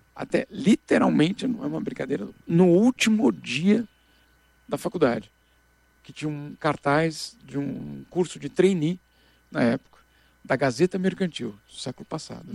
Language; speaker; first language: Portuguese; native; Portuguese